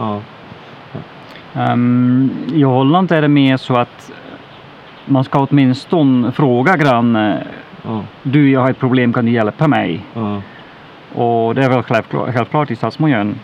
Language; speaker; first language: Swedish; non-native, fluent; Dutch